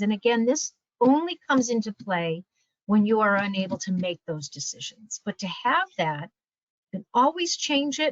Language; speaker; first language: English; native; English